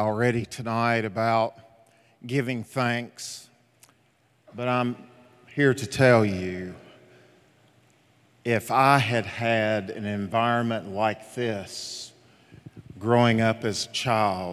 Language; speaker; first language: English; native; English